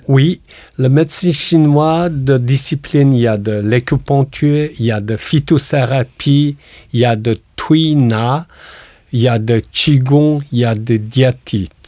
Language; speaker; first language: French; non-native, learner; Chinese